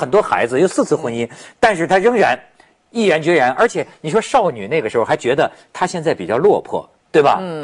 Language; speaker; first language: Chinese; native; Chinese